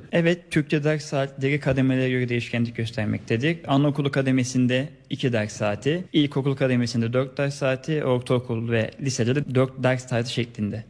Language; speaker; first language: Turkish; native; Turkish